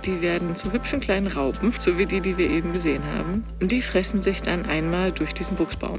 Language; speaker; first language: German; native; German